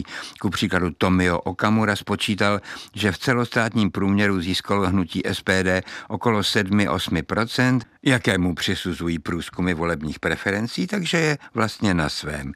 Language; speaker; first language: Czech; native; Czech